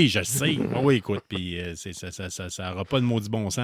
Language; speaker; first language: French; native; French